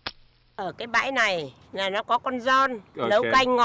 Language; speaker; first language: Vietnamese; native; Vietnamese